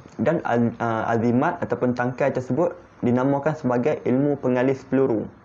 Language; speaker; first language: Malay; native; Malay